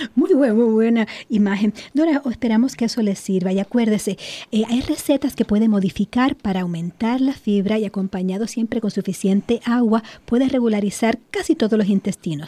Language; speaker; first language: Spanish; native; Spanish